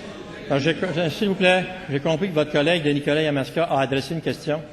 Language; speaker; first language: French; native; French